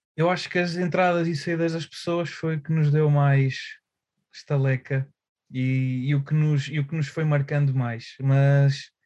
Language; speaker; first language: Portuguese; native; Portuguese